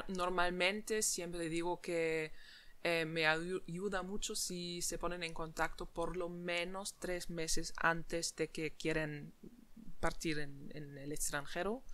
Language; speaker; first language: Spanish; non-native, fluent; German